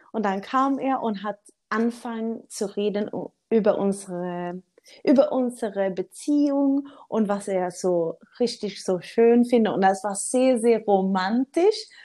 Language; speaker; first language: German; non-native, learner; Swedish